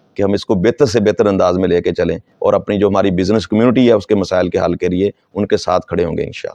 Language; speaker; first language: Urdu; non-native, local second language; Saraiki